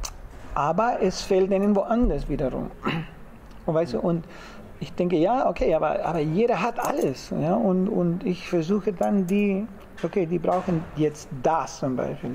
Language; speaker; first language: German; non-native, fluent; Spanish